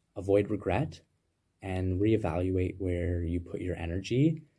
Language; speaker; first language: English; native; English